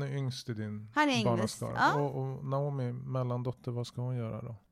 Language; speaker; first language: Swedish; native; Swedish